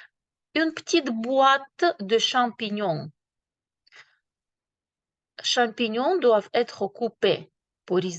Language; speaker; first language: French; non-native, fluent; Ukrainian